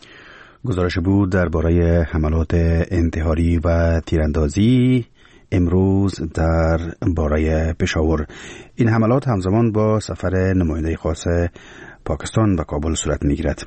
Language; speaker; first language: Persian; native; Persian